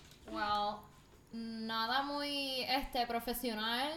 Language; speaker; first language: Spanish; native; Spanish